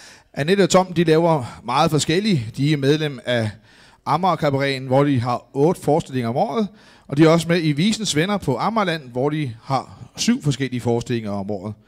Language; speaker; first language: Danish; native; Danish